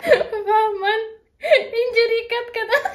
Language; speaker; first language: Persian; non-native, learner; German